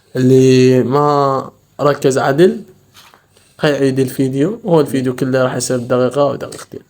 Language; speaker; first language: Arabic; native; Arabic